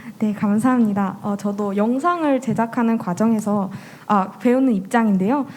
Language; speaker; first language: Korean; native; Korean